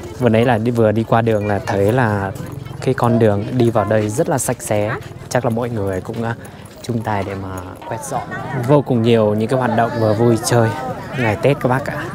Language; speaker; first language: Vietnamese; non-native, local second language; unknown